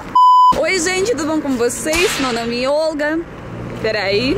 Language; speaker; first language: Portuguese; non-native, fluent; Russian